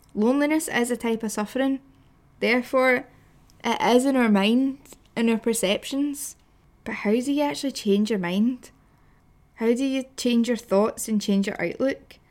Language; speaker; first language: English; native; English